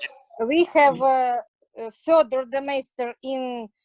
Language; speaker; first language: English; non-native, learner; Russian